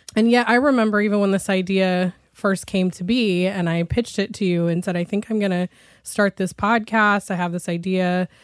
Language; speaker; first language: English; native; English